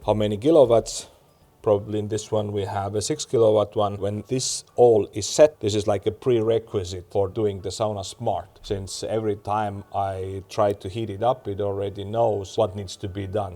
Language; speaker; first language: English; non-native, fluent; Estonian